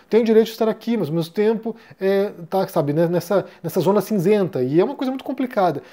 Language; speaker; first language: Portuguese; native; Portuguese